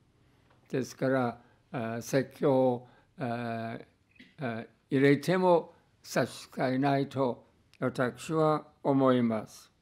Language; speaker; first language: Japanese; non-native, fluent; English